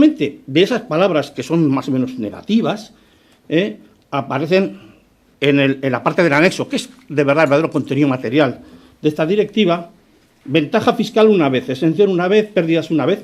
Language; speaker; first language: Spanish; native; Spanish